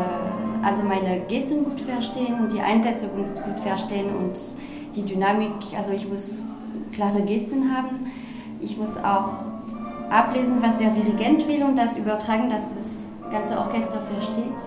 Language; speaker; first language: German; non-native, fluent; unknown